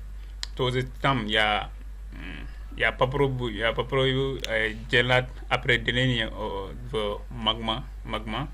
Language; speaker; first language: Russian; non-native, learner; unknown